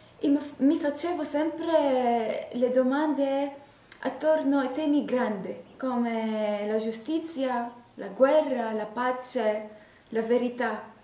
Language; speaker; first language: Italian; non-native, fluent; Arabic